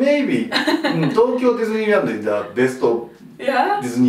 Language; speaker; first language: English; non-native, learner; Japanese